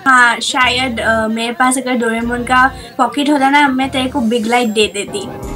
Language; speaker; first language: Hindi; non-native, local second language; Assamese